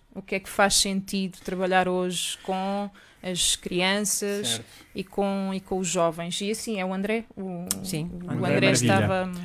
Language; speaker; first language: Portuguese; native; Portuguese